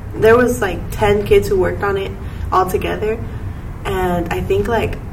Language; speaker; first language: English; native; English